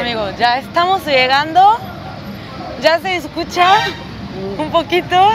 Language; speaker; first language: Spanish; non-native, fluent; Korean